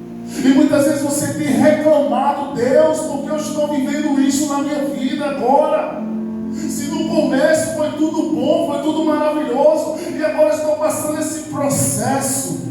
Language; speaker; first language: Portuguese; native; Portuguese